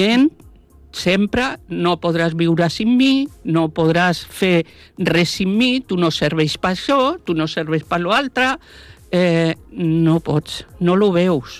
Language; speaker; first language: Catalan; non-native, local second language; Spanish